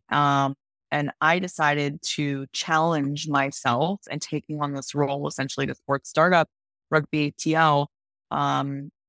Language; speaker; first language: English; native; English